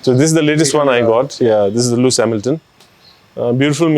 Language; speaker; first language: English; non-native, local second language; Nepali